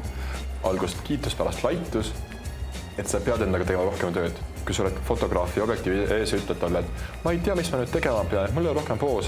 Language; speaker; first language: Estonian; native; Estonian